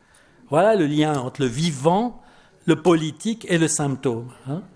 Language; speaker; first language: French; native; French